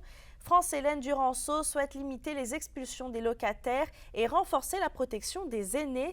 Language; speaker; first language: French; native; French